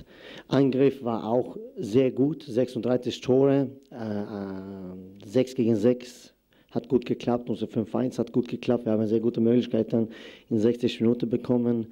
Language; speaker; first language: German; non-native, fluent; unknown